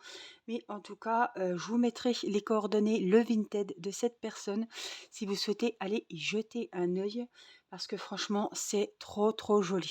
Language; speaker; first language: French; native; French